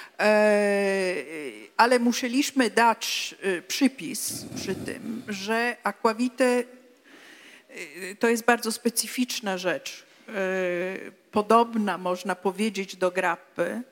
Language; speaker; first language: Polish; non-native, fluent; Italian